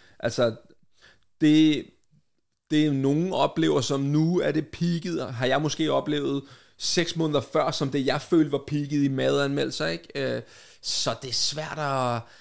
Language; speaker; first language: Danish; native; Danish